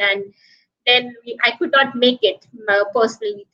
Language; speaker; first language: English; non-native, local second language; Hindi